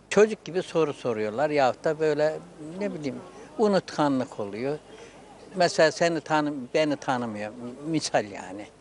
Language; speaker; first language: Turkish; native; Turkish